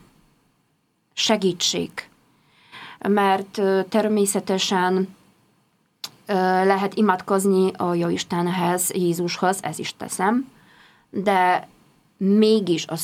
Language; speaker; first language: Hungarian; non-native, fluent; Polish